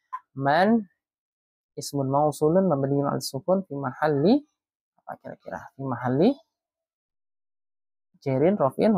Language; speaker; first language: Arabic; non-native, fluent; Indonesian